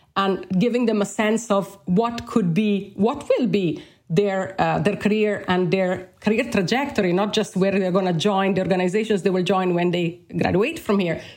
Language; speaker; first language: English; non-native, fluent; Italian